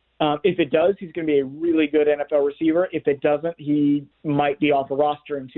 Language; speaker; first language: English; native; English